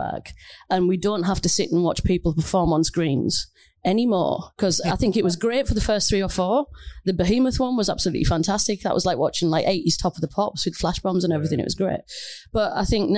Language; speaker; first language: English; native; English